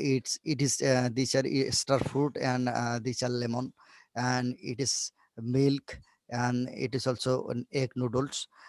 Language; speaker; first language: English; non-native, learner; Bangla